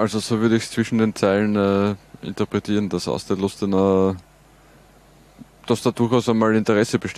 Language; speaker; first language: German; native; German